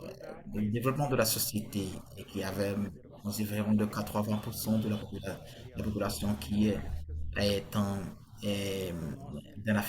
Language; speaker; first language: French; non-native, fluent; Portuguese